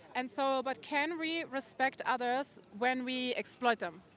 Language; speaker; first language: English; non-native, fluent; German